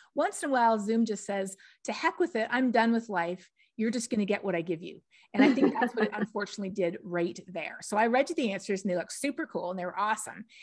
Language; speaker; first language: English; native; English